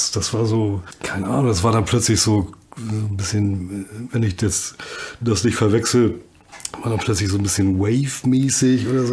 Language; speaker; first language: German; native; German